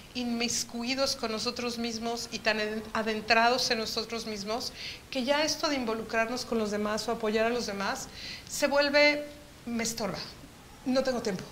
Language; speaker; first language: Spanish; native; Spanish